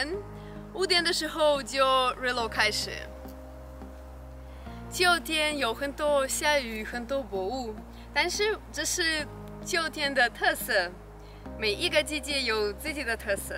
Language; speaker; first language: Chinese; non-native, fluent; Russian